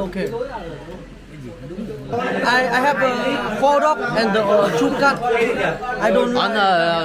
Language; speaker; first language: English; non-native, learner; Vietnamese